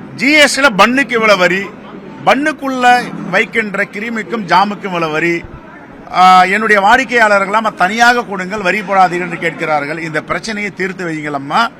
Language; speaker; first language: Tamil; native; Tamil